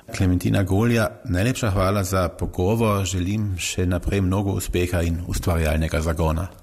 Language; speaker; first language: Slovenian; native; Slovenian